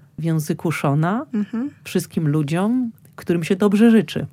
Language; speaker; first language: Polish; native; Polish